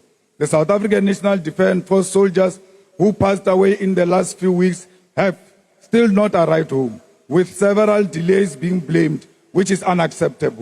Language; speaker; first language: English; non-native, local second language; Northern Sotho